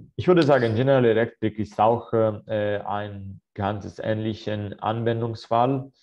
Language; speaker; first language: German; non-native, fluent; Italian